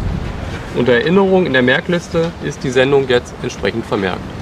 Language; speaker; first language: German; native; German